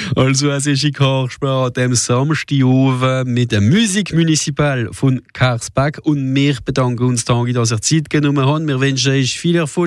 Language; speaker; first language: German; non-native, local second language; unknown